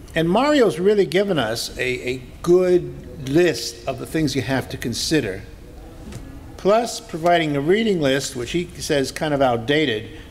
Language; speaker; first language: English; native; English